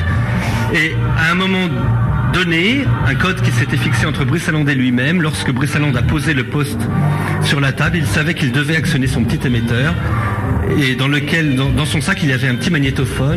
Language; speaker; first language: French; native; French